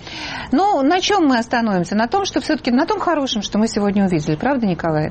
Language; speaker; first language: Russian; native; Russian